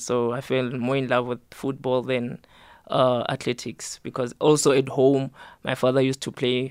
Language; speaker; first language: English; non-native, local second language; Southern Sotho